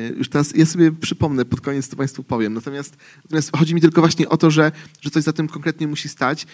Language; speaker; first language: Polish; native; Polish